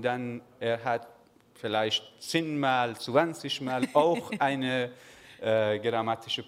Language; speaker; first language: German; non-native, learner; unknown